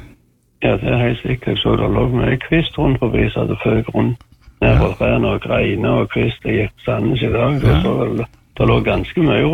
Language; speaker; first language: Norwegian; native; Norwegian